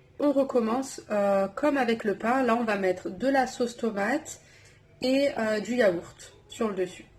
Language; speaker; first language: French; native; French